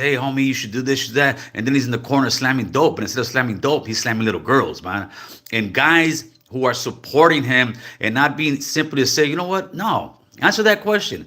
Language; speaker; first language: English; native; English